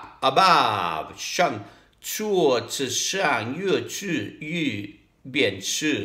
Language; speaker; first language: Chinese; non-native, learner; Italian